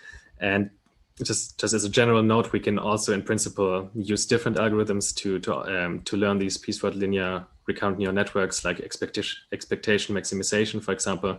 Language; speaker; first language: English; non-native, fluent; German